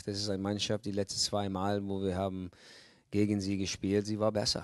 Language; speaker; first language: German; non-native, fluent; English